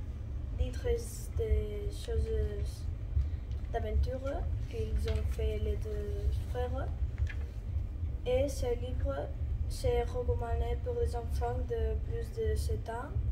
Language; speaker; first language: French; non-native, learner; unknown